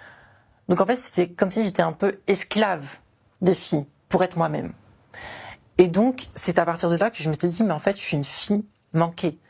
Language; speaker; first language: French; native; French